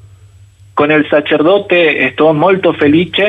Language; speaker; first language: Italian; non-native, fluent; Spanish